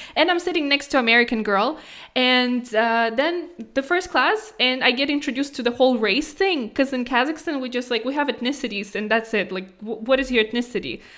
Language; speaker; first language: English; non-native, fluent; Kazakh